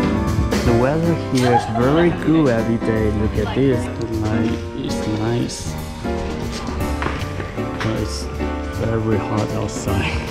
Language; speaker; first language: English; non-native, fluent; Chinese